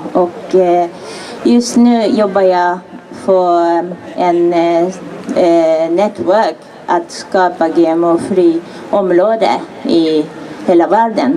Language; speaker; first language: Swedish; non-native, fluent; Japanese